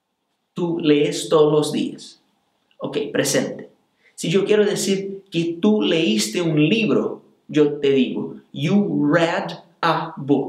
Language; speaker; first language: Spanish; non-native, fluent; Portuguese